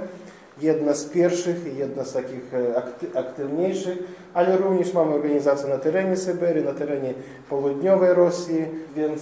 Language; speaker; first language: Polish; non-native, fluent; Russian